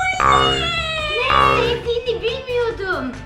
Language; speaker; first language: Turkish; early bilingual, heritage; Turkish